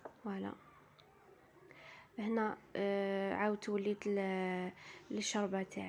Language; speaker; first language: Arabic; native; Arabic